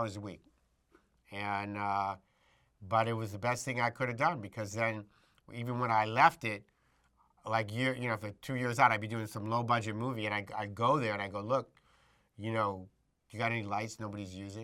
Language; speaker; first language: English; native; English